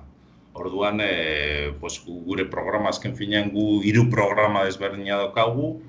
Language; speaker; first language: Basque; non-native, local second language; Spanish